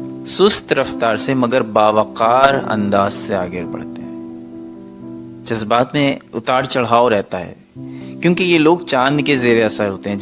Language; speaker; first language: Urdu; native; Urdu